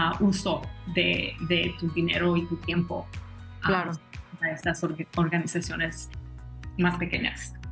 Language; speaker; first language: Spanish; early bilingual, heritage; Spanish